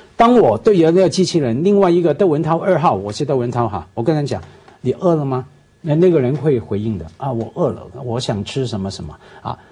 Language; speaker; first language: Chinese; non-native, local second language; Cantonese